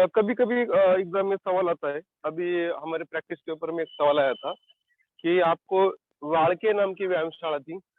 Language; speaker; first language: Hindi; non-native, local second language; Marathi